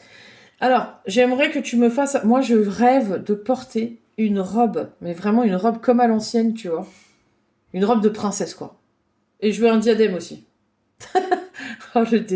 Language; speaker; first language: French; native; French